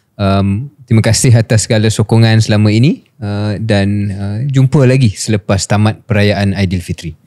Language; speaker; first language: Malay; native; Malay